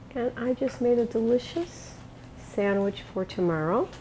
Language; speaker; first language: English; native; English